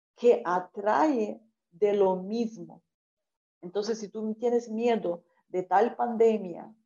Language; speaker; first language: Spanish; non-native, fluent; Ukrainian